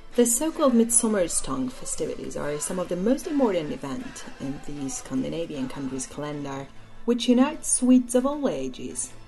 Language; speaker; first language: English; non-native, fluent; Hungarian